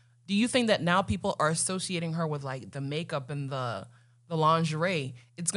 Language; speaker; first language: English; non-native, local second language; Akan